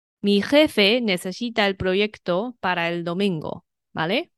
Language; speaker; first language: Spanish; non-native, fluent; Chinese